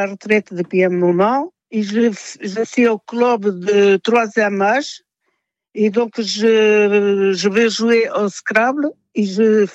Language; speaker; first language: French; non-native, fluent; Portuguese